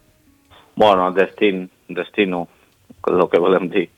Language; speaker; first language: Catalan; non-native, learner; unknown